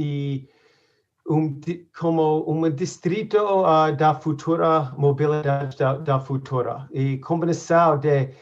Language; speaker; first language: Portuguese; non-native, learner; English